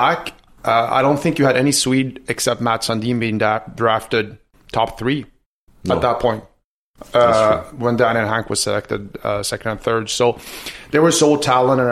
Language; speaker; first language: English; non-native, fluent; Swedish